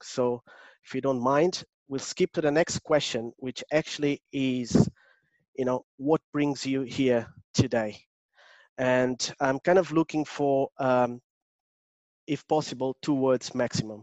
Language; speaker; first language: English; non-native, fluent; Portuguese